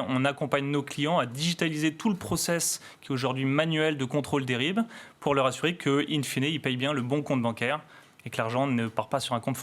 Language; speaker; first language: French; native; French